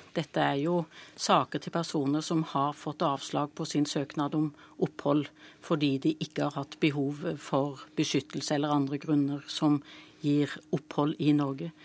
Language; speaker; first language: Norwegian; native; Norwegian